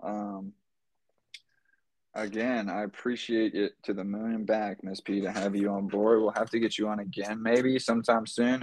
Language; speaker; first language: English; native; English